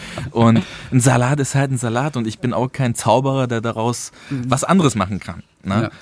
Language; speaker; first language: German; early bilingual, other home language; Turkish